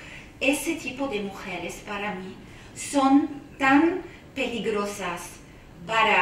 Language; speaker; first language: Spanish; non-native, fluent; Arabic